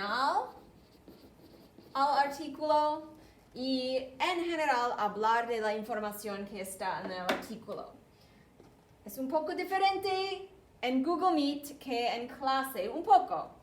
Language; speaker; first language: Spanish; non-native, fluent; English